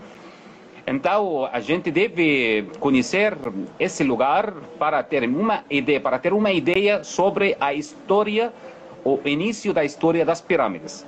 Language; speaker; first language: Portuguese; non-native, fluent; Arabic